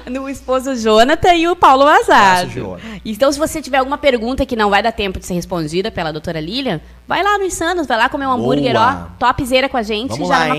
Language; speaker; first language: Portuguese; native; Portuguese